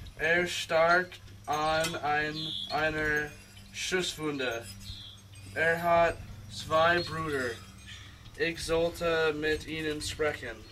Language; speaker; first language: German; non-native, learner; English